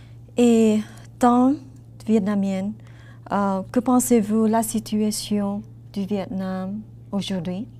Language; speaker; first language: French; non-native, learner; Vietnamese